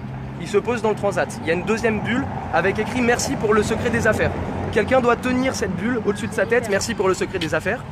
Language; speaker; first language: French; native; French